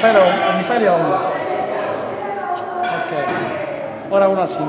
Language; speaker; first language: Italian; native; Italian